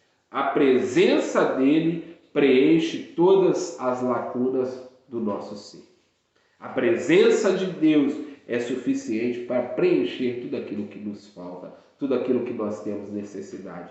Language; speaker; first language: Portuguese; native; Portuguese